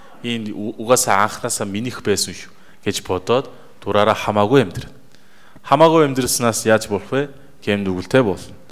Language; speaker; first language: Mongolian; native; Mongolian